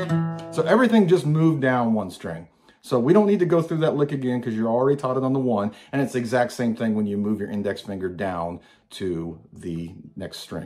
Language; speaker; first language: English; native; English